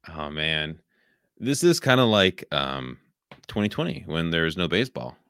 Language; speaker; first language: English; native; English